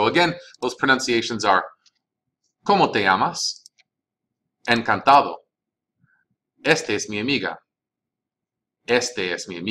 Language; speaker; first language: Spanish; non-native, fluent; English